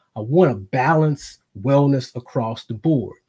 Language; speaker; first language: English; native; English